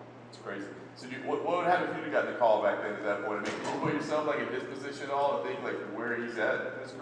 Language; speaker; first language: English; native; English